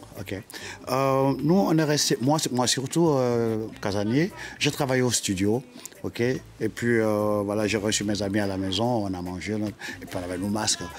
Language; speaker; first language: French; non-native, local second language; Dyula